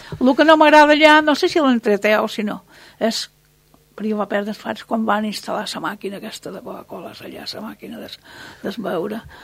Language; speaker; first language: Catalan; native; Catalan